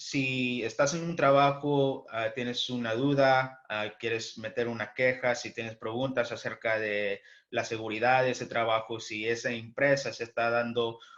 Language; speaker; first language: Spanish; early bilingual, heritage; English